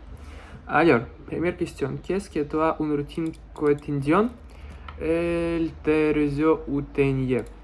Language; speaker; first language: French; non-native, learner; Russian